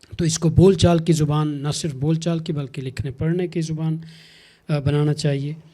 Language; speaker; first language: Urdu; non-native, local second language; Saraiki